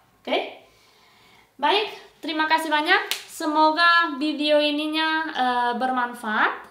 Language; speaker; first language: Indonesian; non-native, fluent; Spanish